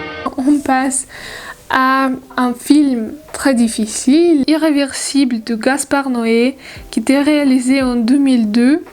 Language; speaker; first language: French; non-native, learner; Russian